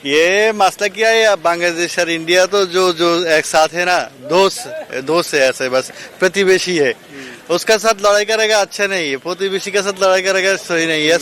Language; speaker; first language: Hindi; non-native, learner; Bangla